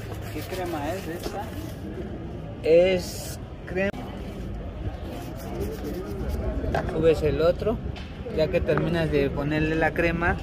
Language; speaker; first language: Spanish; native; Spanish